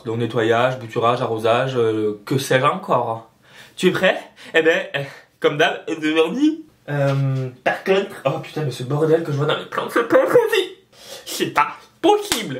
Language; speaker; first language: French; native; French